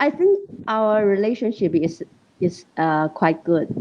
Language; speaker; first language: English; non-native, learner; Chinese